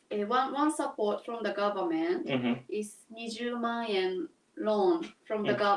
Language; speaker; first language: English; non-native, learner; Japanese